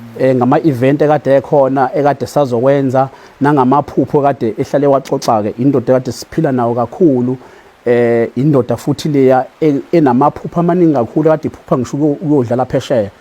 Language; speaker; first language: Zulu; native; Zulu